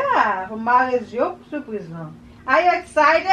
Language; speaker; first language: English; non-native, learner; Haitian Creole